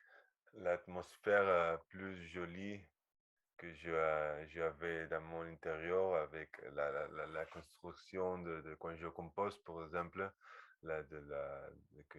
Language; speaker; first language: French; non-native, learner; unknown